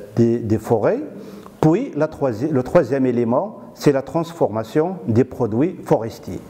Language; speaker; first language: French; non-native, local second language; Arabic